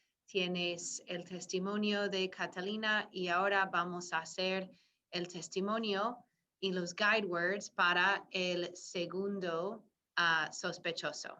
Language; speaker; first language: Spanish; non-native, fluent; English